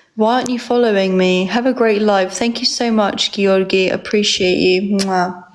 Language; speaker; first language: English; early bilingual, other home language; Georgian